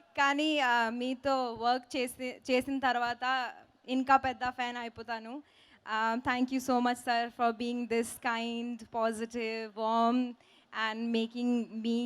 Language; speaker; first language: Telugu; non-native, learner; Hindi